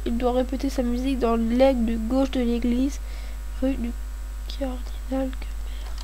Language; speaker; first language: French; native; French